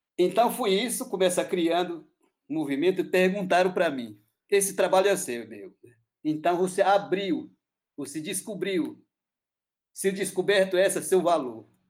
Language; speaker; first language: Portuguese; non-native, local second language; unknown